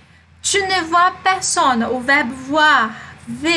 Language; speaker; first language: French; non-native, fluent; Portuguese